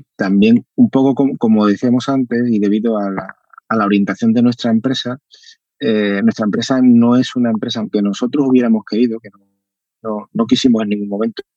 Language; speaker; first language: Spanish; native; Spanish